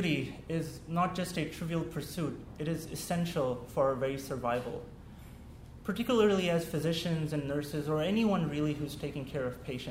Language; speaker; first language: English; non-native, local second language; Urdu